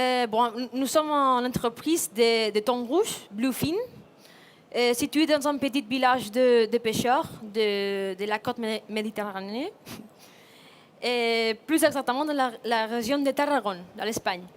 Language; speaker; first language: French; non-native, fluent; Spanish